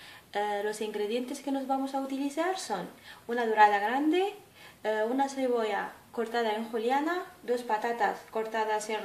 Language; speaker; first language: Spanish; non-native, fluent; Arabic